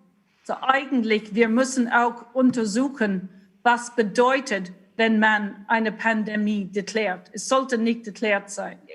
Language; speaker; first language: German; non-native, learner; English